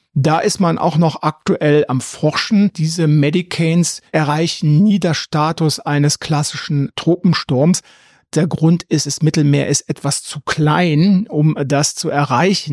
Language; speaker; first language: German; native; German